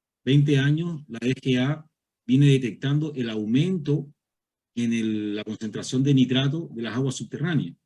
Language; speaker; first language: Spanish; native; Spanish